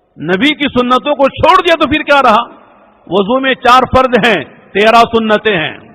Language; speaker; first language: Urdu; native; Urdu